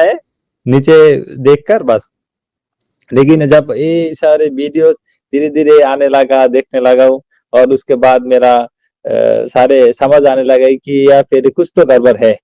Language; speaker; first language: Hindi; non-native, learner; Bangla